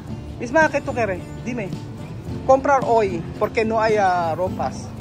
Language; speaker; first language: Spanish; non-native, learner; Filipino